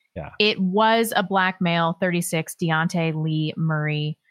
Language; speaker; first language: English; native; English